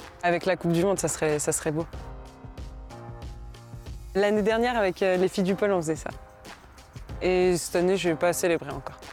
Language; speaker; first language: French; native; French